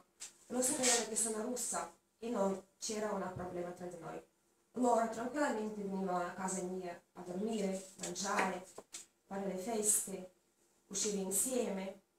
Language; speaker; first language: Italian; non-native, learner; Russian